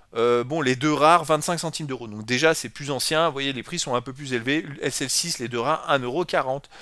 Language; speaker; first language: French; native; French